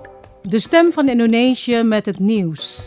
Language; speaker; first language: Dutch; non-native, fluent; Indonesian